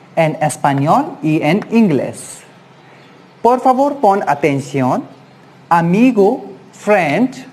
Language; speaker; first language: Spanish; non-native, fluent; Hindi